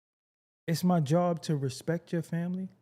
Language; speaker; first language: English; native; English